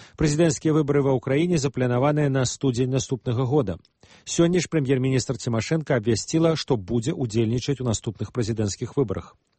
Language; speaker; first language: Belarusian; native; Belarusian